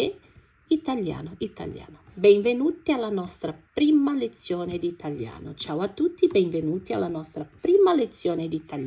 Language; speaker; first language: Italian; non-native, fluent; Portuguese